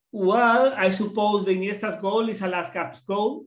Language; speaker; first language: English; non-native, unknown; Spanish